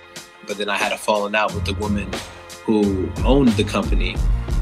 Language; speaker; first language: English; native; English